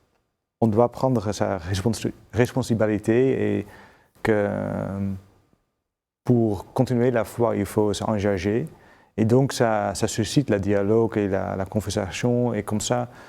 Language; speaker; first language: French; non-native, fluent; Dutch